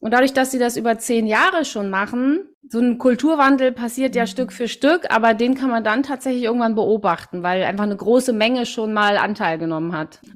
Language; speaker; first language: German; native; German